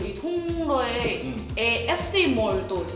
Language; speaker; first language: Korean; non-native, learner; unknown